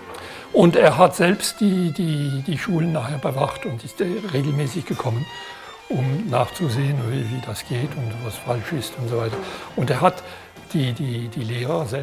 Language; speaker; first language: German; non-native, fluent; French